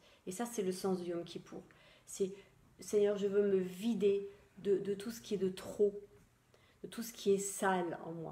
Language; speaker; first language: French; native; French